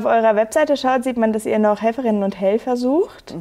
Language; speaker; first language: German; native; German